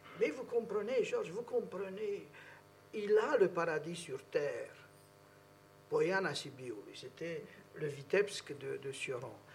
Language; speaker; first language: French; non-native, fluent; Romanian